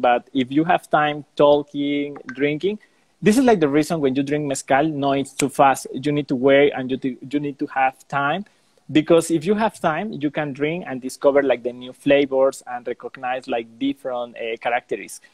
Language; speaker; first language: English; non-native, learner; Spanish